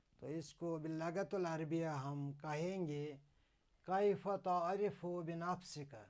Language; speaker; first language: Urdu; non-native, local second language; Kashmiri